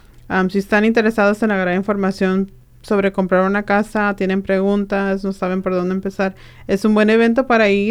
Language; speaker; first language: Spanish; early bilingual, other home language; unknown